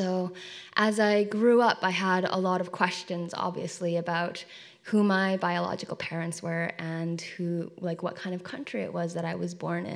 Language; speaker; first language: English; native; English